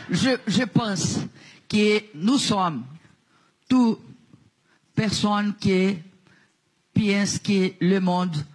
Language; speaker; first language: French; non-native, learner; Portuguese